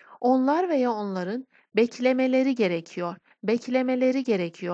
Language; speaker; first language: Turkish; non-native, fluent; Persian